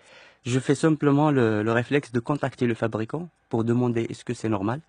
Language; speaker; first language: French; non-native, local second language; Arabic